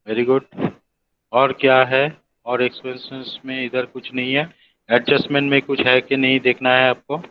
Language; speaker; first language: Hindi; non-native, local second language; Bangla